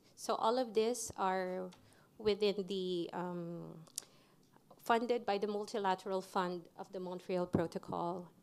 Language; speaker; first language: English; non-native, local second language; Filipino